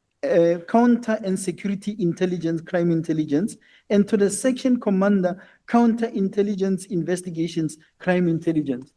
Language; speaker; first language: English; non-native, local second language; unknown